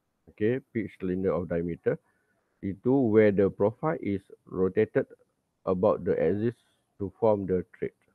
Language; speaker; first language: English; non-native, local second language; Malay